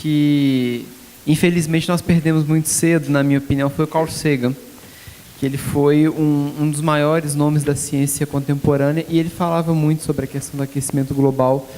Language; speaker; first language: Portuguese; native; Portuguese